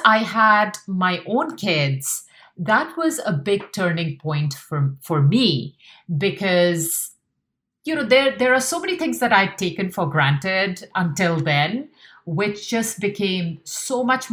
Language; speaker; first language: English; non-native, local second language; Hindi